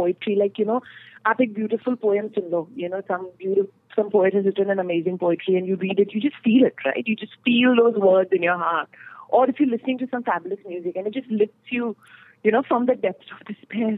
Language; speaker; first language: English; non-native, local second language; Hindi